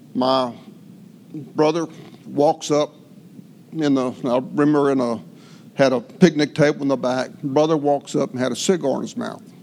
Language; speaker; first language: English; native; English